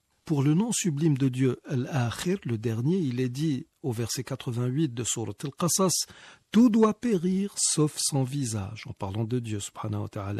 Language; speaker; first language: French; non-native, local second language; Arabic